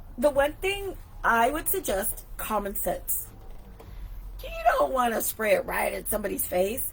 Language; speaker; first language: English; native; English